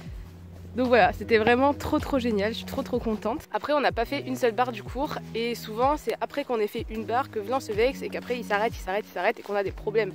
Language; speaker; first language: French; native; French